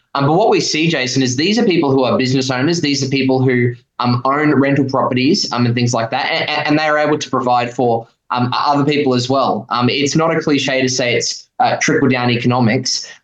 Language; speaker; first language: English; native; English